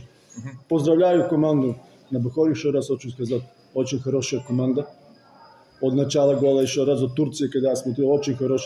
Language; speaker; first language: Russian; non-native, fluent; Serbian